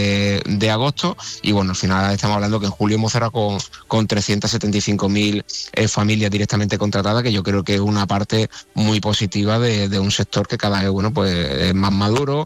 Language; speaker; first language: Spanish; native; Spanish